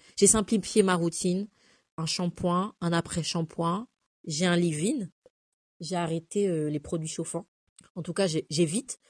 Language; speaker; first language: French; early bilingual, other home language; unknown